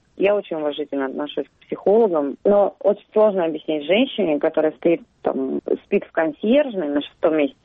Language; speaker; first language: Russian; native; Russian